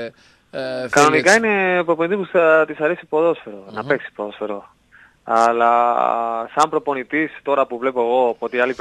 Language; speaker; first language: Greek; non-native, learner; Spanish